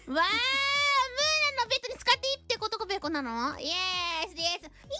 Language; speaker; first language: Japanese; native; Japanese